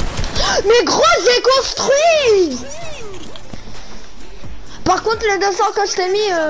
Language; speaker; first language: French; native; French